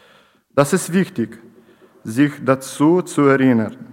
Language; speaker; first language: German; non-native, learner; Ukrainian